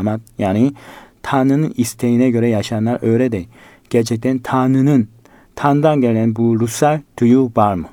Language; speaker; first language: Turkish; non-native, fluent; Korean